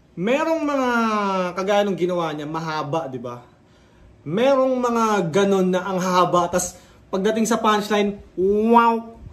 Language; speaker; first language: Filipino; native; Filipino